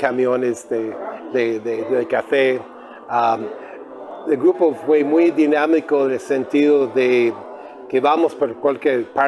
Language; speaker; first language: Spanish; non-native, fluent; English